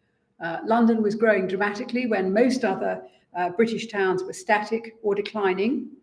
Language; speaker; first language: English; native; English